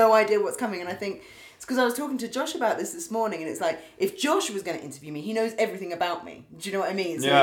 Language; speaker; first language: English; native; English